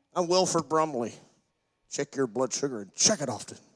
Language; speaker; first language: English; native; English